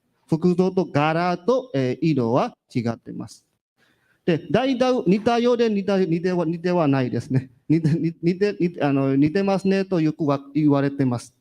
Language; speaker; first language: Japanese; non-native, learner; Burmese